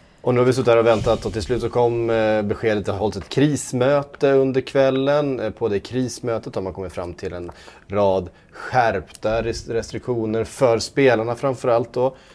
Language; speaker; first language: Swedish; native; Swedish